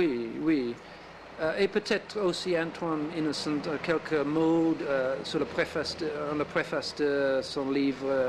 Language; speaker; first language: French; non-native, learner; English